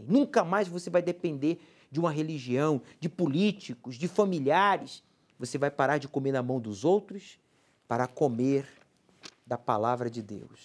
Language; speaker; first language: Portuguese; native; Portuguese